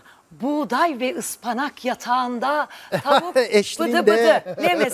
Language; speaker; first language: Turkish; native; Turkish